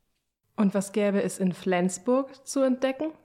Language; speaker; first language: German; native; German